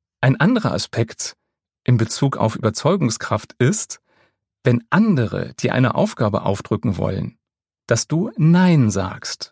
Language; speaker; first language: German; native; German